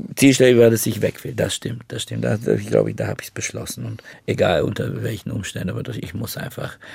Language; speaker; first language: German; non-native, fluent; Bulgarian